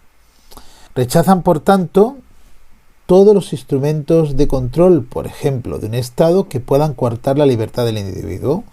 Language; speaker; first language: Spanish; native; Spanish